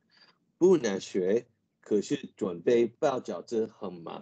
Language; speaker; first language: Chinese; non-native, learner; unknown